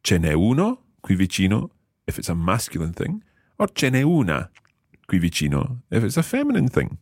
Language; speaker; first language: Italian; non-native, fluent; English